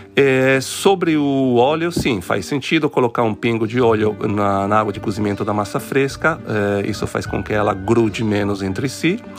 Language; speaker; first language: Portuguese; non-native, fluent; Italian